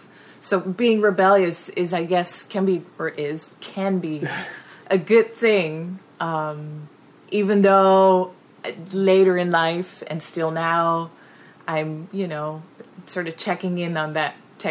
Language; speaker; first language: English; non-native, fluent; Dutch